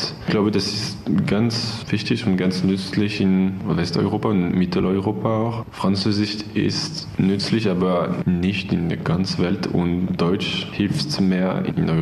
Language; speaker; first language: German; non-native, fluent; French